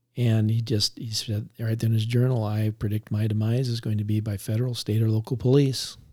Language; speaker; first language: English; native; English